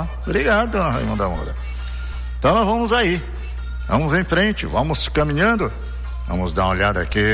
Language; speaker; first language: Portuguese; native; Portuguese